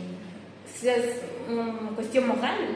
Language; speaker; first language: French; non-native, fluent; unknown